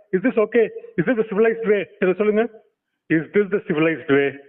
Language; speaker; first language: English; non-native, local second language; Tamil